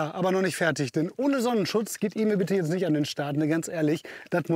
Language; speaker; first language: German; native; German